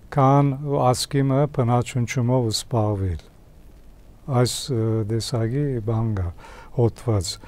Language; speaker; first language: Armenian; early bilingual, heritage; Armenian